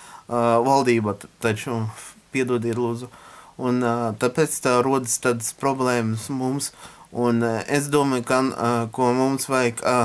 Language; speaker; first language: Latvian; non-native, local second language; Russian